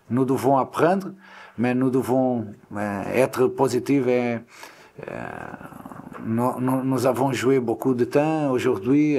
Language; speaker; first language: French; non-native, learner; Portuguese